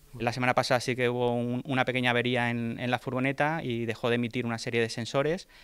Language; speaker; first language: Spanish; native; Spanish